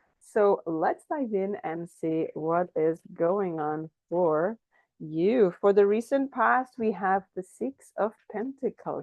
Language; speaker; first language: English; non-native, fluent; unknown